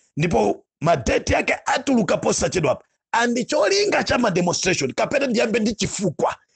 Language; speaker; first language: Nyanja; non-native, local second language; Tumbuka